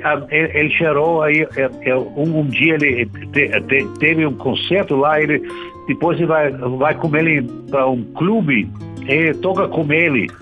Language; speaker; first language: Portuguese; non-native, learner; German